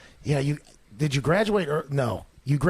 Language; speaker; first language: English; native; English